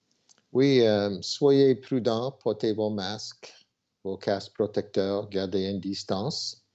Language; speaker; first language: French; non-native, local second language; English